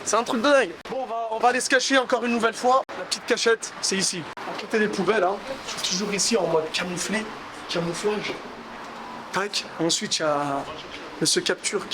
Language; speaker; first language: French; native; French